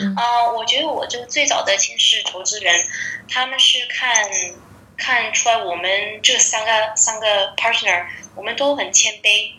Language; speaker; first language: Chinese; early bilingual, heritage; Chinese